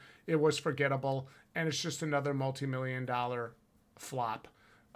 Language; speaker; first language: English; native; English